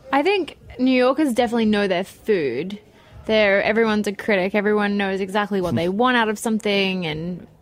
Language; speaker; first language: English; native; English